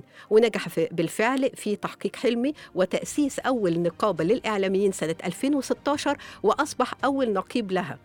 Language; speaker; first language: Arabic; native; Arabic